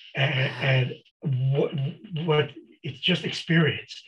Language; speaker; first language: English; native; English